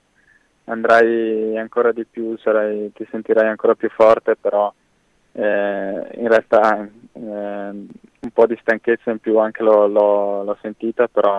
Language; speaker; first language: Italian; native; Italian